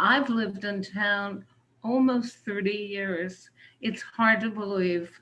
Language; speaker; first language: English; native; English